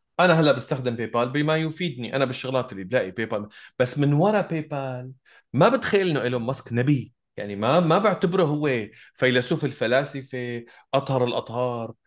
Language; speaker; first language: Arabic; native; Arabic